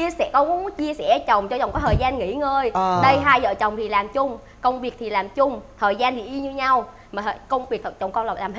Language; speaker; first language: Vietnamese; native; Vietnamese